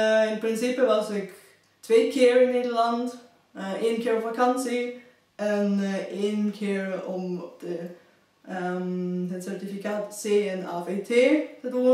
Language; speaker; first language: Dutch; non-native, fluent; Bulgarian